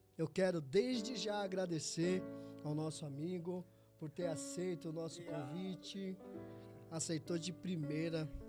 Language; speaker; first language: Portuguese; native; Portuguese